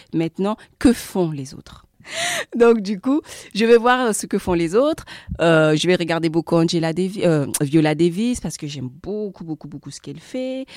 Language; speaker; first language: French; early bilingual, other home language; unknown